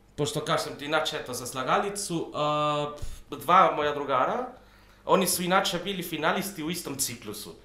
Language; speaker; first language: Serbian; non-native, fluent; Spanish